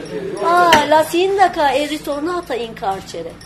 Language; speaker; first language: Italian; non-native, learner; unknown